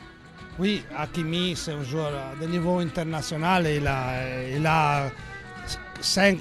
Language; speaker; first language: French; non-native, learner; Italian